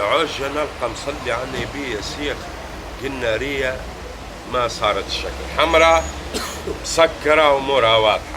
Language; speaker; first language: Arabic; native; Arabic